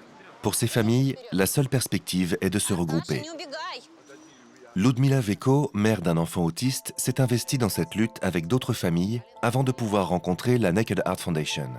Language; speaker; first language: French; native; French